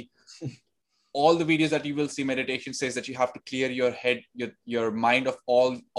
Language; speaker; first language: English; non-native, local second language; Hindi